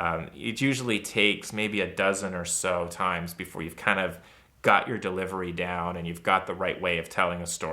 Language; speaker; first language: English; native; English